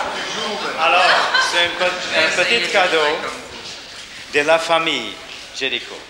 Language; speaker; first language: French; non-native, learner; Slovak